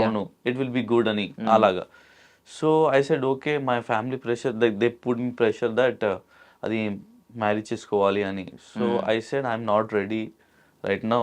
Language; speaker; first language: Telugu; non-native, local second language; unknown